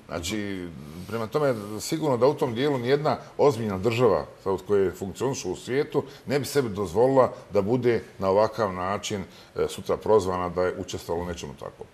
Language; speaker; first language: Bosnian; native; Bosnian